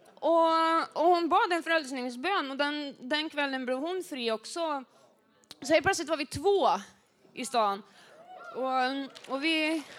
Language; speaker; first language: Swedish; native; Swedish